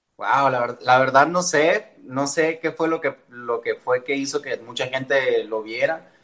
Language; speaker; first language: Spanish; early bilingual, heritage; Spanish